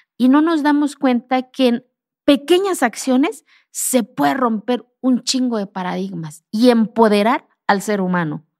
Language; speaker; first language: Spanish; non-native, local second language; Zapotec